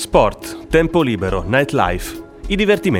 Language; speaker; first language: Italian; native; Italian